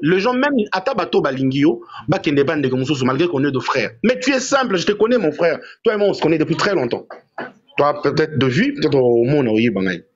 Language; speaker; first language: French; non-native, local second language; Lingala